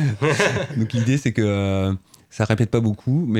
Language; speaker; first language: French; native; French